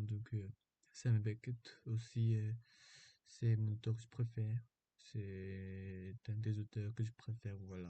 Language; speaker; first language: French; non-native, fluent; Korean